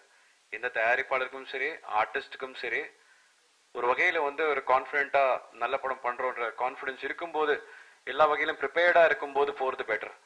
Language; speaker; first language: Tamil; native; Tamil